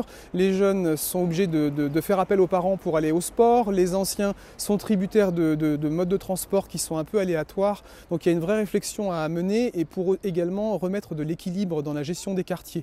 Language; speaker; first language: French; native; French